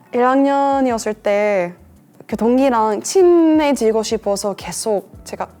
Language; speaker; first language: Korean; non-native, fluent; English